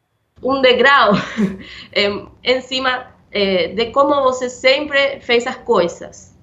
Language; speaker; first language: Portuguese; non-native, fluent; Spanish